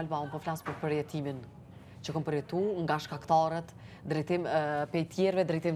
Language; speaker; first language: Albanian; native; Albanian